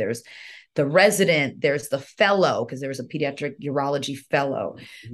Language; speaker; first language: English; early bilingual, other home language; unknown